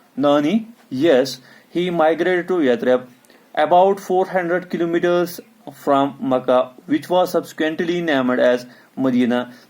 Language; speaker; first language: English; non-native, local second language; Urdu